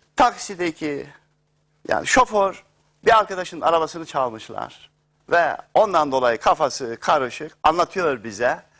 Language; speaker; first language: Turkish; native; Turkish